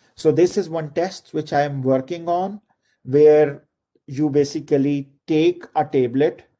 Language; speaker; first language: English; non-native, local second language; Urdu